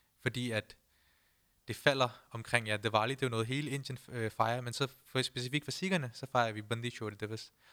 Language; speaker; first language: Danish; early bilingual, other home language; Punjabi